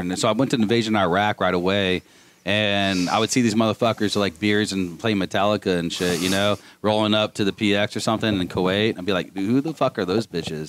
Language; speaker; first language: English; native; English